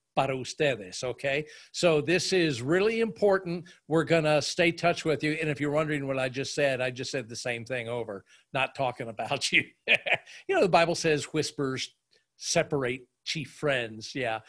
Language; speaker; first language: English; native; English